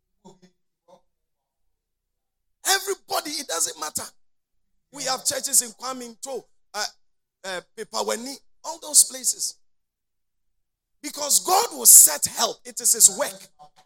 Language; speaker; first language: English; non-native, local second language; Akan